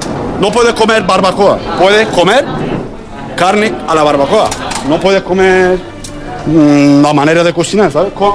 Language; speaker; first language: Spanish; non-native, learner; Turkish